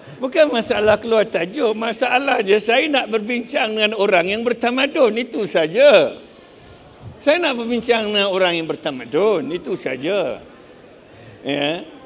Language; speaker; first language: Malay; non-native, local second language; Chinese